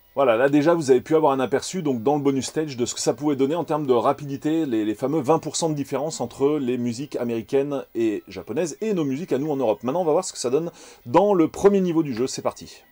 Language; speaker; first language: French; native; French